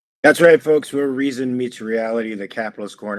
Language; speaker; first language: English; native; English